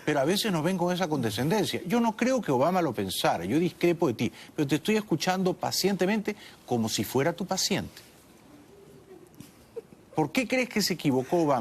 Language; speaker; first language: Spanish; native; Spanish